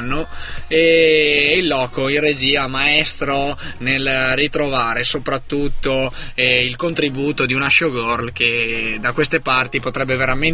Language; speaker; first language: Italian; native; Italian